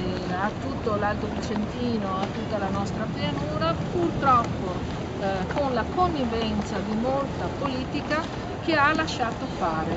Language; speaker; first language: Italian; native; Italian